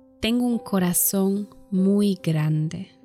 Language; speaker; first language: Spanish; non-native, fluent; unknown